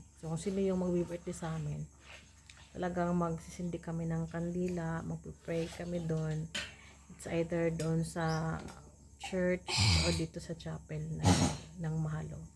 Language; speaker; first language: Filipino; non-native, local second language; Cebuano